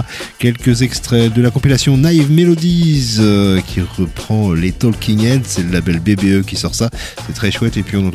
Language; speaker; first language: French; native; French